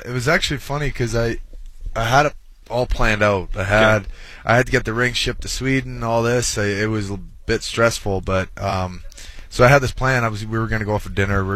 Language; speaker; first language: English; non-native, fluent; Swedish